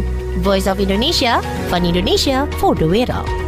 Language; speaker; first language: Dutch; non-native, fluent; Indonesian